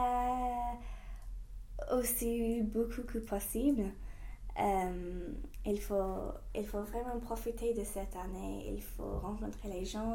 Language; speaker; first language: French; non-native, fluent; English